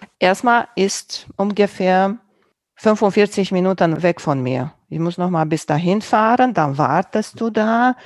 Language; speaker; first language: German; non-native, fluent; Romanian